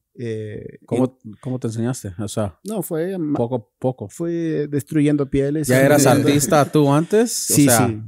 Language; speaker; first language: Spanish; native; Spanish